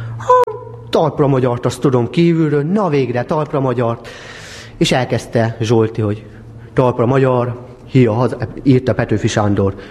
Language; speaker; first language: Hungarian; native; Hungarian